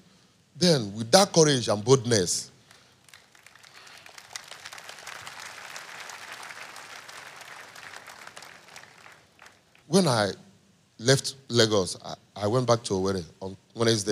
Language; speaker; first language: English; non-native, local second language; Igbo